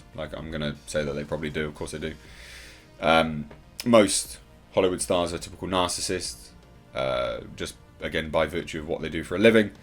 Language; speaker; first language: English; native; English